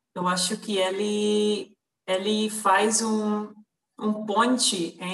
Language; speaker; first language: Portuguese; non-native, fluent; Dutch